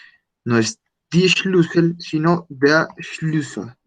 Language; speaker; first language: German; non-native, learner; Spanish